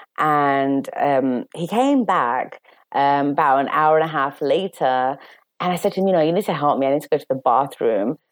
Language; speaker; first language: English; native; English